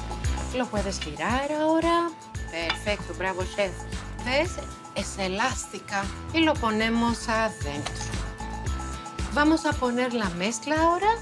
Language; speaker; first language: Spanish; non-native, fluent; Greek